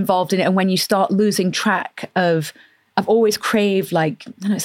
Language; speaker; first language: English; native; English